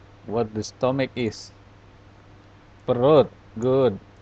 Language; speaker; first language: English; non-native, fluent; Indonesian